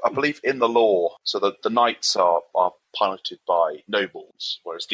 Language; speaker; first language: English; native; English